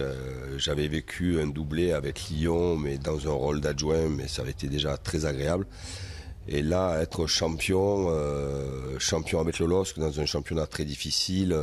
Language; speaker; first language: French; native; French